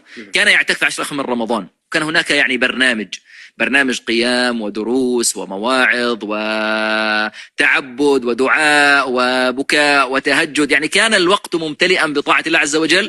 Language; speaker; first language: Arabic; native; Arabic